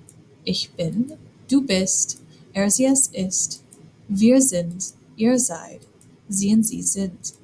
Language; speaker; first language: German; non-native, fluent; English